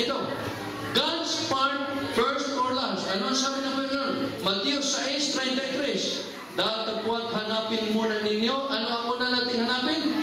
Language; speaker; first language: Filipino; non-native, local second language; Cebuano